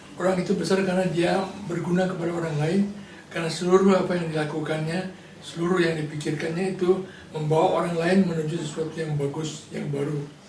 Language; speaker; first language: Indonesian; non-native, local second language; Balinese